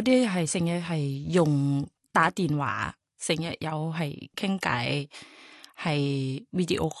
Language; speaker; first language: Cantonese; non-native, learner; Thai